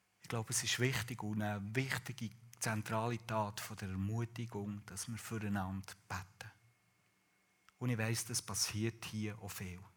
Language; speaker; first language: German; native; German